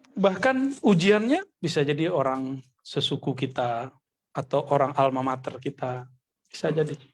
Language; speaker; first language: Indonesian; non-native, local second language; Minangkabau